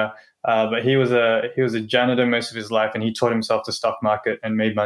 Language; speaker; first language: English; native; English